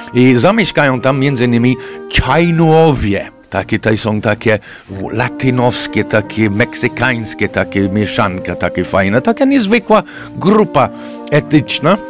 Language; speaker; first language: Polish; non-native, fluent; English